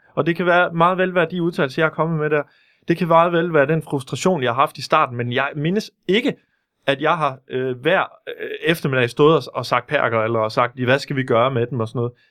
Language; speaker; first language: Danish; native; Danish